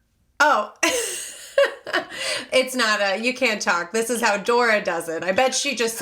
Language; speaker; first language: English; native; English